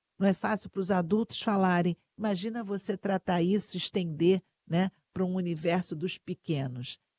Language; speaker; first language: Portuguese; early bilingual, other home language; Spanish